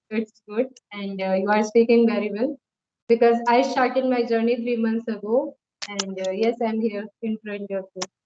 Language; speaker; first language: English; non-native, local second language; Hindi